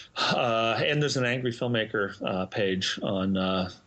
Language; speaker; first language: English; native; English